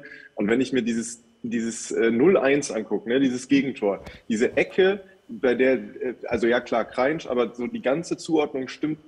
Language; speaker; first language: German; native; German